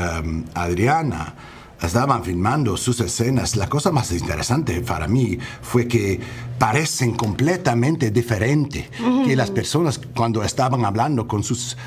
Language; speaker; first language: Spanish; non-native, learner; English